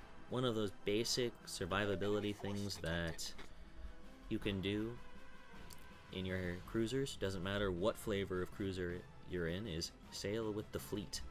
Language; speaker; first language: English; native; English